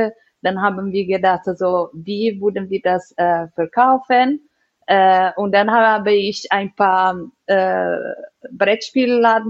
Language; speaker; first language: German; non-native, fluent; Portuguese